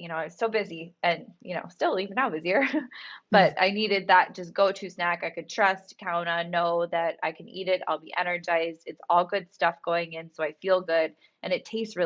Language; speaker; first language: English; native; English